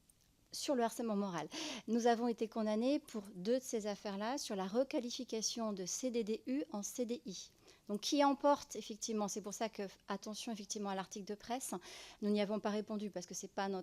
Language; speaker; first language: French; native; French